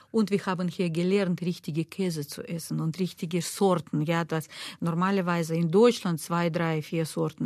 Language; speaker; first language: German; non-native, learner; Russian